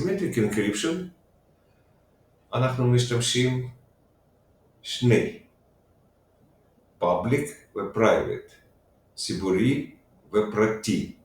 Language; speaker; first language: Hebrew; non-native, fluent; Russian